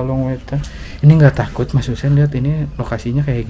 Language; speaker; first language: Indonesian; non-native, local second language; Sundanese